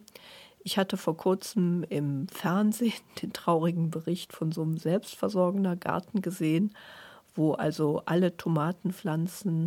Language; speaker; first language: German; native; German